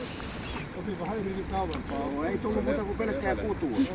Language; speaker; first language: Finnish; native; Finnish